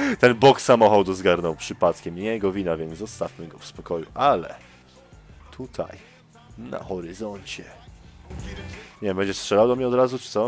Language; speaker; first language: Polish; native; Polish